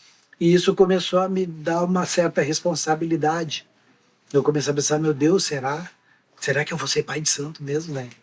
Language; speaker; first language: Portuguese; native; Portuguese